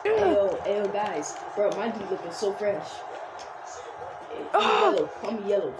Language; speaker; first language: English; native; English